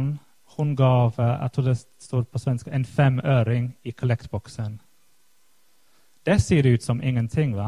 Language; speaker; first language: Swedish; non-native, fluent; English